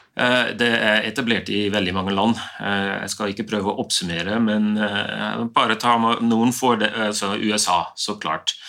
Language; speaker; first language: Norwegian; non-native, fluent; Dutch